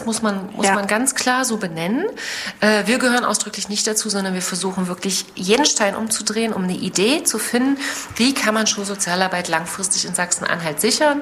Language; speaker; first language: German; native; German